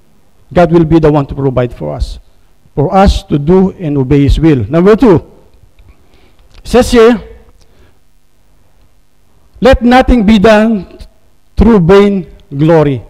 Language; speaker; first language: English; non-native, local second language; Filipino